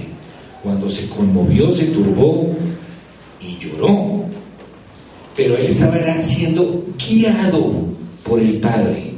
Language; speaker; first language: Spanish; native; Spanish